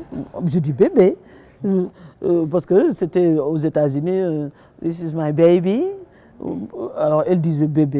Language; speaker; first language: French; non-native, local second language; Wolof